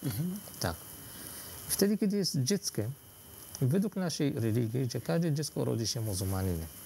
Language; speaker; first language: Polish; non-native, fluent; Arabic